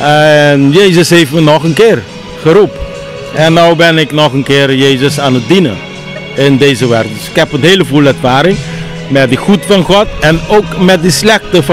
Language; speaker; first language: Dutch; non-native, local second language; Papiamento